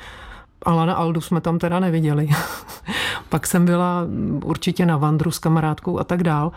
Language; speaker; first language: Czech; native; Czech